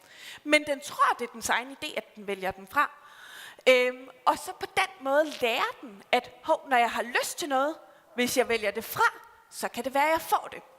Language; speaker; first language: Danish; native; Danish